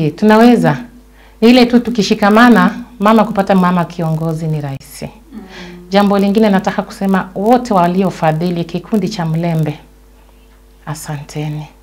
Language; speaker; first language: Swahili; non-native, local second language; Luyia